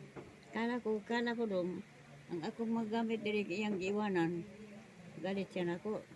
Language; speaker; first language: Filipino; non-native, local second language; Cebuano